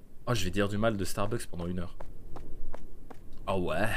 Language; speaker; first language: French; native; French